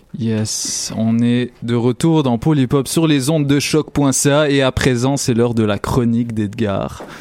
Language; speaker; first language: French; native; French